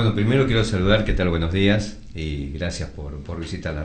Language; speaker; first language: Spanish; native; Spanish